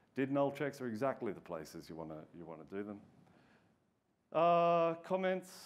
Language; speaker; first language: English; native; English